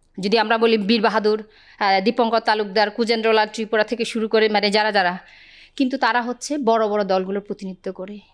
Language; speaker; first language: Bangla; non-native, local second language; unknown